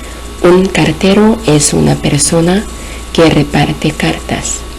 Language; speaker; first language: Spanish; non-native, fluent; Korean